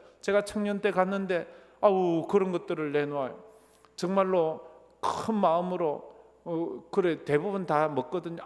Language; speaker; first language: Korean; native; Korean